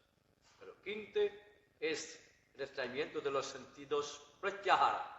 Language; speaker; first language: Spanish; non-native, learner; Bangla